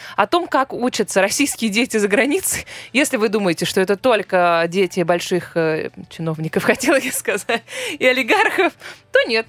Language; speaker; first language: Russian; native; Russian